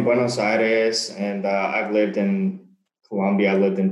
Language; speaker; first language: English; native; English